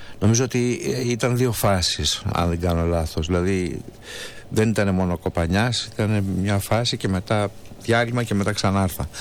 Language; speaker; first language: Greek; native; Greek